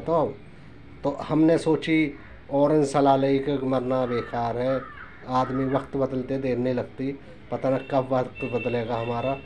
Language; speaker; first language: Hindi; native; Hindi